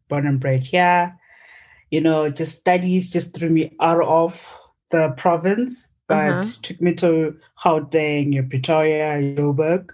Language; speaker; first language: English; non-native, local second language; Northern Sotho